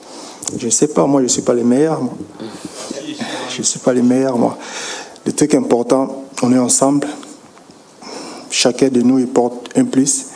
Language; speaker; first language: French; non-native, local second language; Lingala